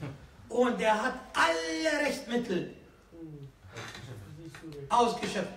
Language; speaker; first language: German; non-native, fluent; Arabic